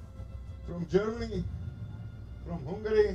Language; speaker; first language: English; non-native, learner; Bulgarian